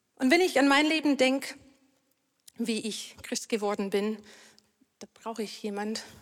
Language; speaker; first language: German; non-native, fluent; English